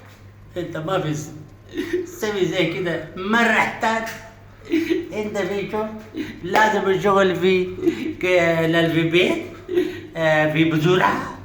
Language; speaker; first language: Arabic; non-native, learner; Pashto